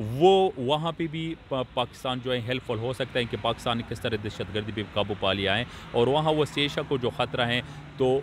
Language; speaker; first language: Urdu; non-native, local second language; Pashto